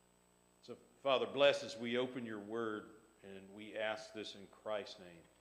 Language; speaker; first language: English; native; English